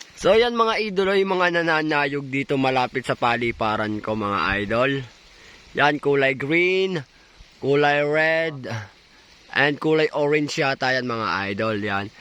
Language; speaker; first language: Filipino; native; Filipino